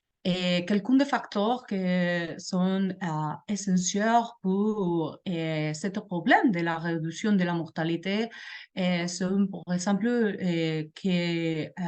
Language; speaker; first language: French; non-native, learner; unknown